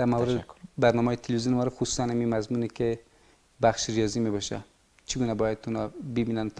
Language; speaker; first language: Persian; native; Persian